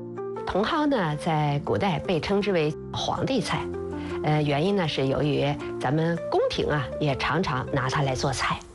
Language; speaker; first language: Chinese; native; Chinese